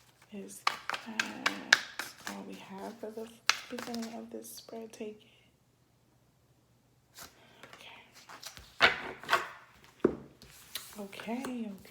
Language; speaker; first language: English; native; English